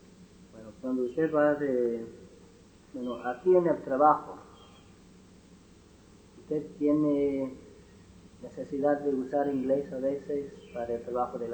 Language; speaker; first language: Spanish; non-native, fluent; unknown